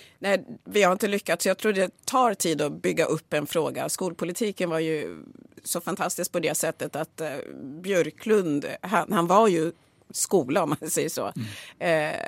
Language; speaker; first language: Swedish; early bilingual, other home language; Swahili